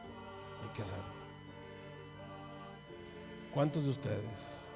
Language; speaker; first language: Spanish; native; Spanish